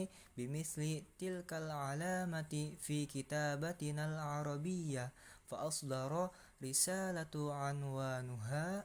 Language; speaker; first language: Arabic; non-native, learner; Indonesian